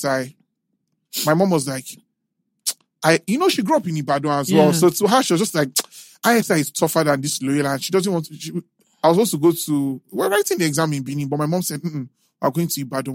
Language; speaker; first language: English; non-native, local second language; Yoruba